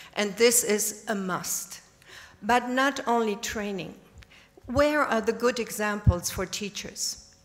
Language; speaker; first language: English; non-native, fluent; German